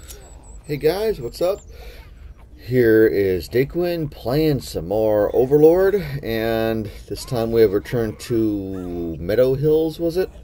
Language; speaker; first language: English; native; English